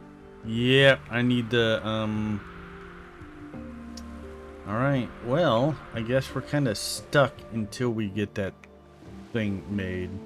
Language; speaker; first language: English; native; English